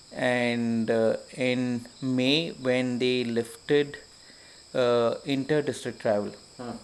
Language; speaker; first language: English; non-native, local second language; Malayalam